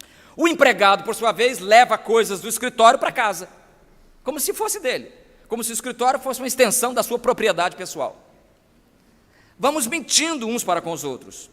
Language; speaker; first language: Portuguese; native; Portuguese